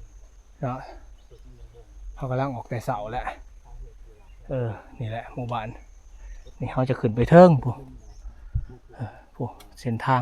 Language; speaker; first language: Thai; non-native, local second language; Lao